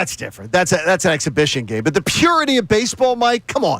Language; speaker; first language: English; native; English